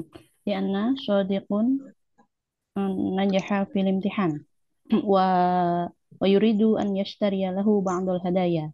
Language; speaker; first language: Arabic; non-native, learner; Indonesian